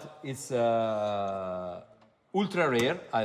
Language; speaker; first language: English; non-native, fluent; Italian